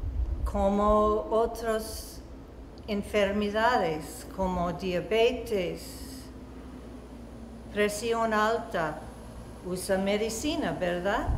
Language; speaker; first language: Spanish; non-native, learner; English